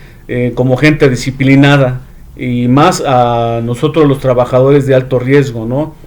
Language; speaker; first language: Spanish; native; Spanish